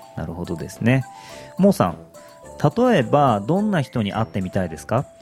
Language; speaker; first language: Japanese; native; Japanese